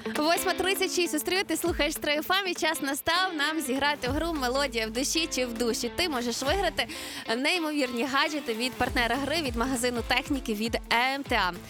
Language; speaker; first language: Ukrainian; native; Ukrainian